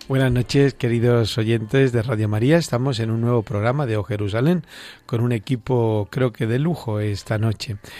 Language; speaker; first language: Spanish; native; Spanish